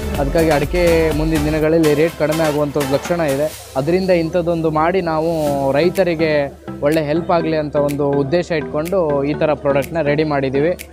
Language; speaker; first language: Kannada; native; Kannada